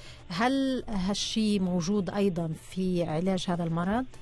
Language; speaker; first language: Arabic; native; Arabic